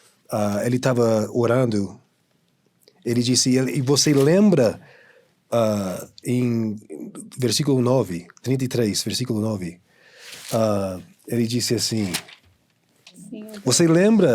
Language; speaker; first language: Portuguese; non-native, fluent; English